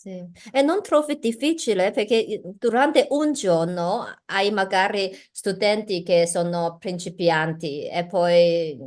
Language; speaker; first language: Italian; non-native, learner; Chinese